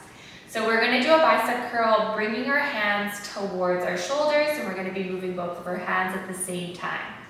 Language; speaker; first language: English; native; English